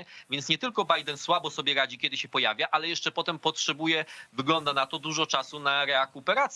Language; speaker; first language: Polish; native; Polish